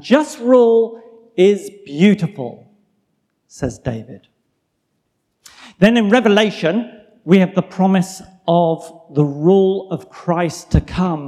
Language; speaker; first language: English; native; English